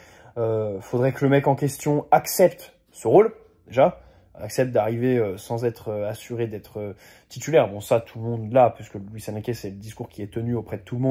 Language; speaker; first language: French; native; French